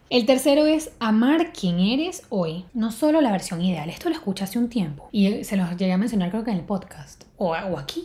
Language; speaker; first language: Spanish; native; Spanish